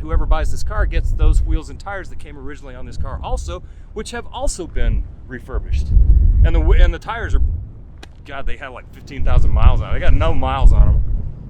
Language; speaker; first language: English; native; English